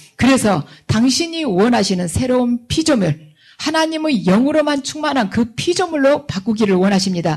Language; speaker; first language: Korean; native; Korean